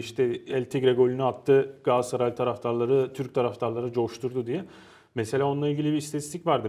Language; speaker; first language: Turkish; native; Turkish